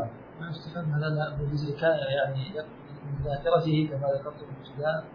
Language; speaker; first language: Arabic; native; Arabic